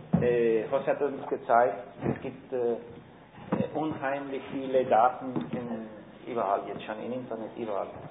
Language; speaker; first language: German; non-native, fluent; Spanish